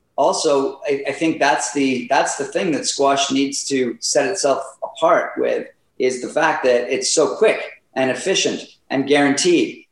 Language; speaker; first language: English; native; English